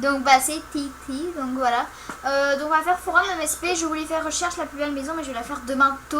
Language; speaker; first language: French; native; French